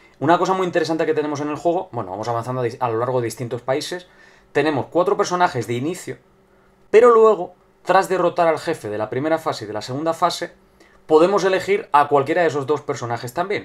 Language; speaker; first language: Spanish; native; Spanish